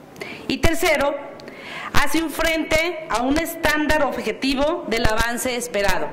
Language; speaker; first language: Spanish; native; Spanish